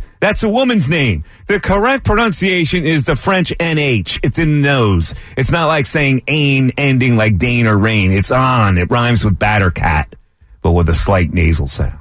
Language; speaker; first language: English; native; English